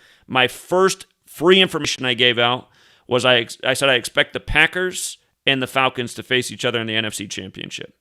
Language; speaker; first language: English; native; English